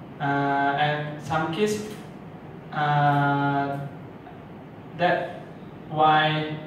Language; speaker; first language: English; non-native, learner; Thai